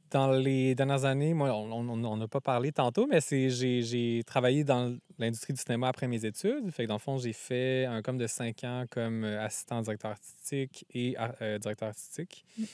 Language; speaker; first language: French; native; French